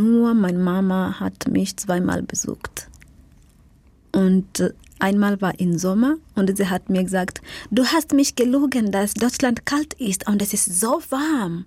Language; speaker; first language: German; non-native, learner; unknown